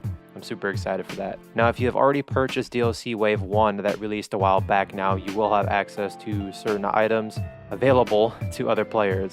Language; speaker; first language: English; native; English